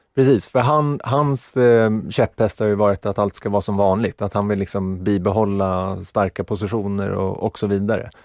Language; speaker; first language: Swedish; native; Swedish